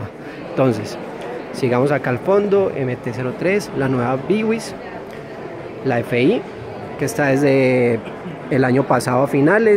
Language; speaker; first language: Spanish; native; Spanish